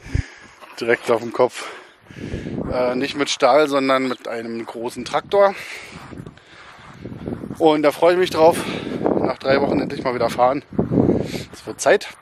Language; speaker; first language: German; native; German